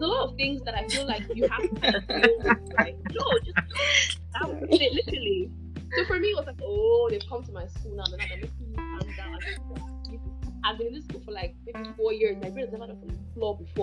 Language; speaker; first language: English; native; English